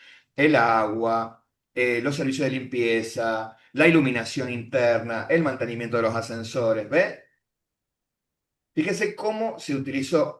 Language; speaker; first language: Spanish; native; Spanish